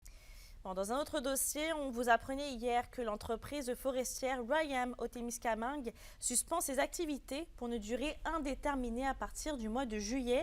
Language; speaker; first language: French; native; French